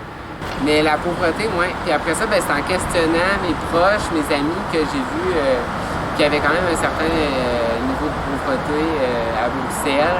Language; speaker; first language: French; native; French